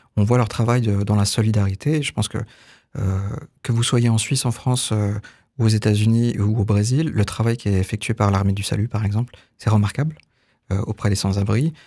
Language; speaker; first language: French; native; French